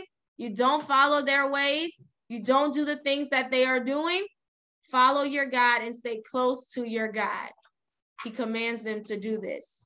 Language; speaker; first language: English; native; English